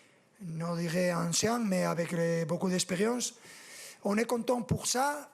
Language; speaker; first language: French; non-native, fluent; Spanish